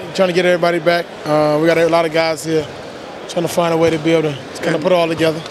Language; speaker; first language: English; native; English